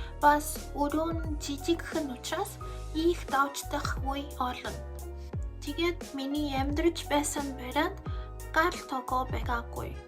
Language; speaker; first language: Mongolian; non-native, fluent; Spanish